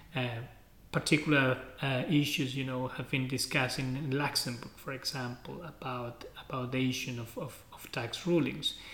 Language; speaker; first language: English; non-native, fluent; Spanish